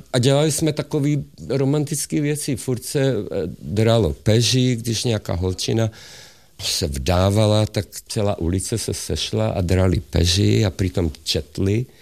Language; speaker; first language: Czech; non-native, local second language; Hungarian